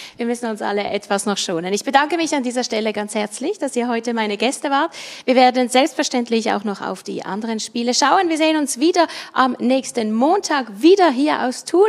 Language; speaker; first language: German; native; German